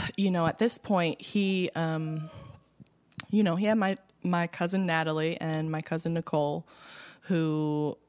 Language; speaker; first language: English; native; English